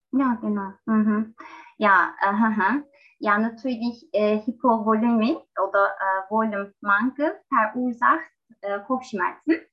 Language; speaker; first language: German; non-native, learner; Turkish